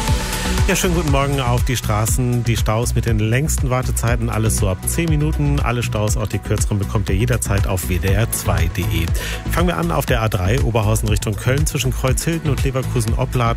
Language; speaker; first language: German; native; German